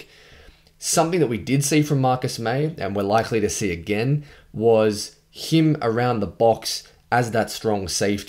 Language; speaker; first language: English; native; English